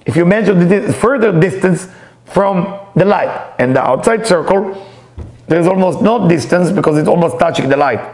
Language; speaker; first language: English; non-native, fluent; Hebrew